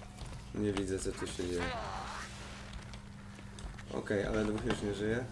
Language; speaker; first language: Polish; native; Polish